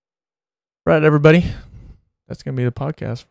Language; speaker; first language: English; native; English